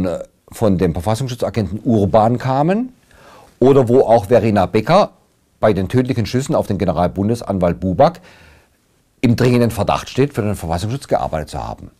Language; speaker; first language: German; native; German